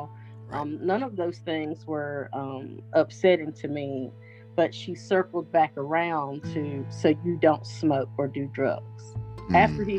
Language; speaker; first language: English; native; English